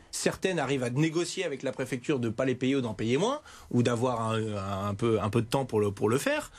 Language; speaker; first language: French; native; French